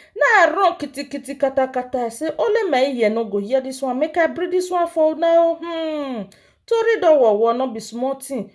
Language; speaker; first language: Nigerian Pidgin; non-native, local second language; Yoruba